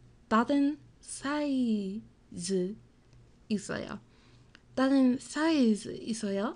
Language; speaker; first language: Korean; non-native, learner; English